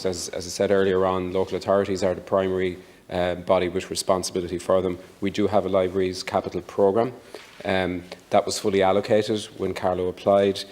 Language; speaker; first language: English; native; English